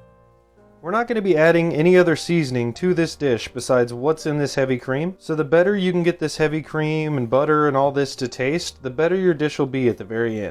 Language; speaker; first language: English; native; English